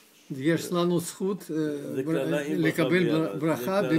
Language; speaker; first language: Hebrew; non-native, learner; Russian